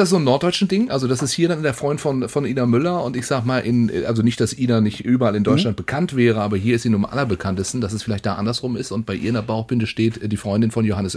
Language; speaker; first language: German; native; German